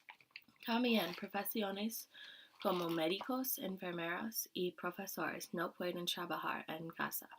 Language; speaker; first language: Spanish; non-native, learner; English